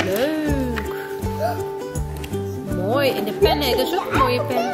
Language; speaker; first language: Dutch; native; Dutch